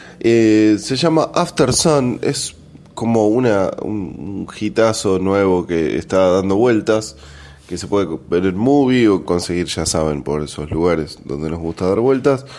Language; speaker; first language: Spanish; native; Spanish